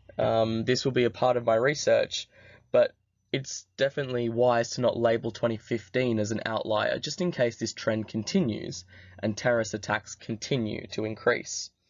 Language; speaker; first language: English; native; English